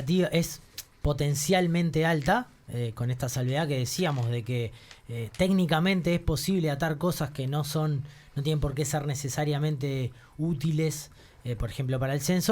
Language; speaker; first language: Spanish; native; Spanish